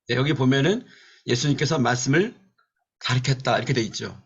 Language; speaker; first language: Korean; native; Korean